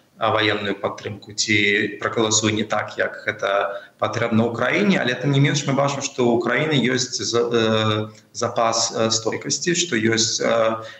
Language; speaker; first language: Belarusian; non-native, local second language; Russian